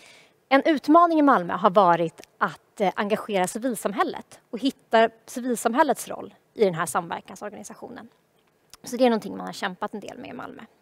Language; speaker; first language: Swedish; native; Swedish